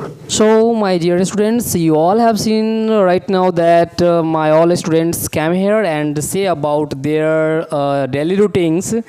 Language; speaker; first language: English; non-native, local second language; Hindi